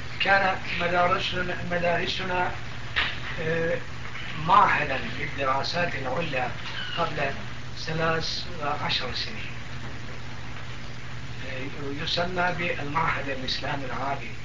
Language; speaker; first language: Arabic; non-native, fluent; Turkish